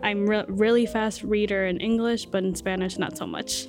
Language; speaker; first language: English; early bilingual, other home language; Spanish